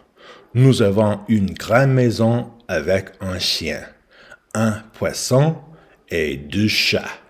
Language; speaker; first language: French; non-native, learner; English